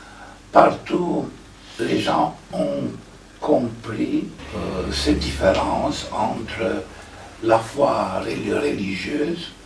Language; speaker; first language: French; non-native, fluent; Romanian